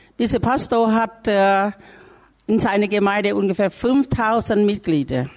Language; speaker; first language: German; non-native, learner; Thai